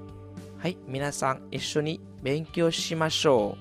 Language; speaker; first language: Japanese; non-native, fluent; Vietnamese